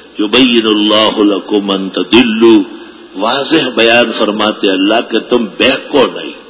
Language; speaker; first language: Urdu; non-native, local second language; Pashto